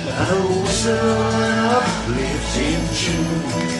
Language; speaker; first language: English; native; English